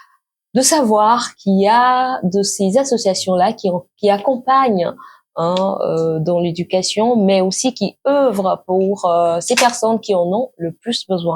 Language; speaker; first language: French; native; French